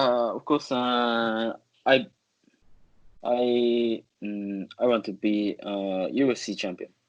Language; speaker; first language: English; non-native, learner; Japanese